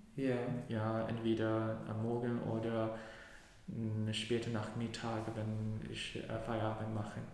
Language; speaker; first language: German; non-native, learner; Cantonese